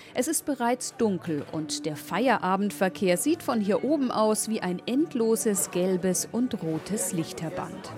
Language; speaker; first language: German; native; German